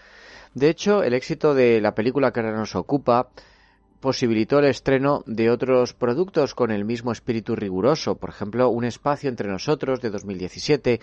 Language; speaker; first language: Spanish; native; Spanish